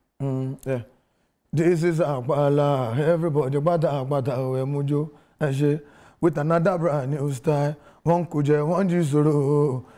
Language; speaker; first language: Yoruba; non-native, local second language; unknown